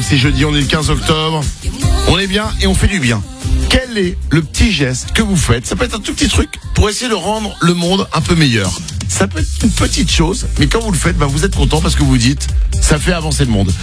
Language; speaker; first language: French; native; French